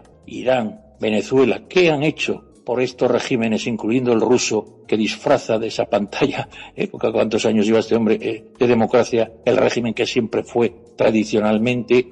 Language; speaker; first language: Spanish; native; Spanish